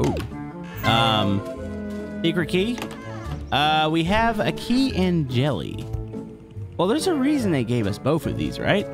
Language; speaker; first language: English; native; English